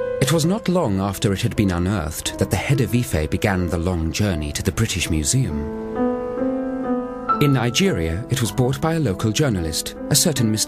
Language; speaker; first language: English; native; English